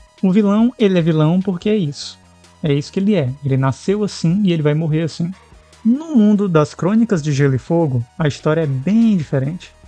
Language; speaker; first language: Portuguese; native; Portuguese